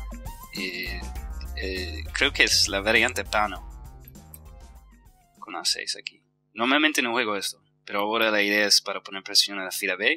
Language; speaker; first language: Spanish; non-native, fluent; English